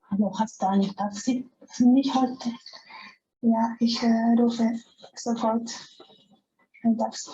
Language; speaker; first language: German; non-native, learner; Spanish